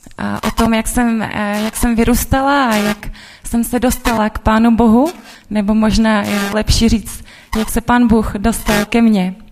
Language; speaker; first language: Czech; native; Czech